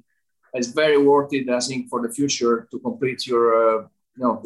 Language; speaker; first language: English; non-native, fluent; Italian